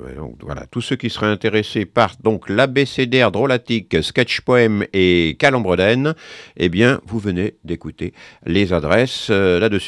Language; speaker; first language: French; native; French